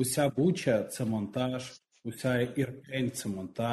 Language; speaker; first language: Ukrainian; non-native, local second language; Russian